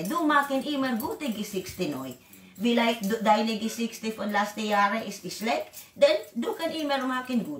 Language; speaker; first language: German; non-native, learner; Waray